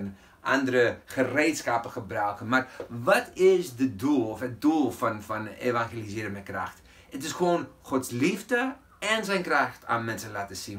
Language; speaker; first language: Dutch; non-native, fluent; English